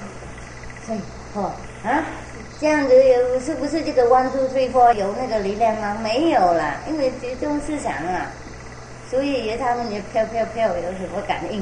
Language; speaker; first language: Chinese; non-native, fluent; Vietnamese